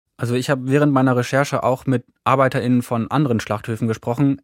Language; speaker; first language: German; native; German